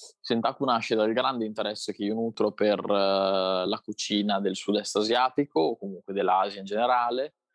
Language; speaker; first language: Italian; native; Italian